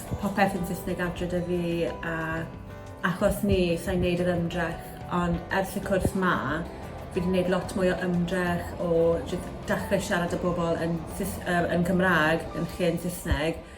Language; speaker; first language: Welsh; non-native, local second language; English